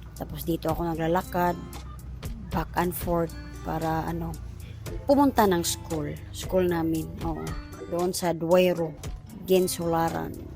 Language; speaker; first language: Filipino; non-native, local second language; Cebuano